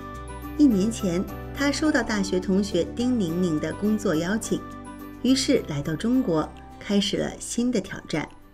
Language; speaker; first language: Chinese; native; Chinese